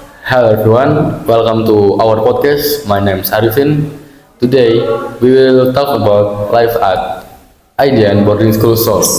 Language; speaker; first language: English; non-native, learner; Indonesian